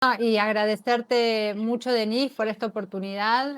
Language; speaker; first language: Spanish; native; Spanish